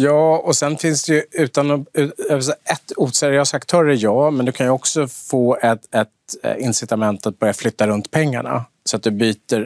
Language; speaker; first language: Swedish; native; Swedish